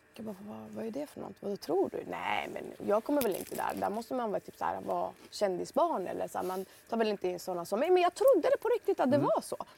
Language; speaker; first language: Swedish; early bilingual, other home language; Persian